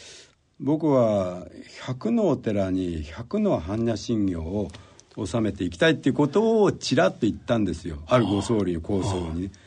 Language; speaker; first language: Japanese; native; Japanese